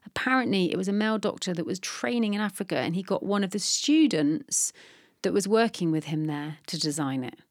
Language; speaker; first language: English; native; English